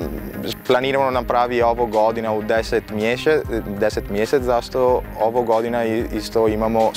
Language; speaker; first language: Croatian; non-native, learner; Italian